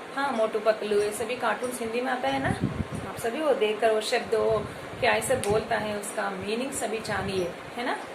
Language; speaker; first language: Hindi; non-native, local second language; Telugu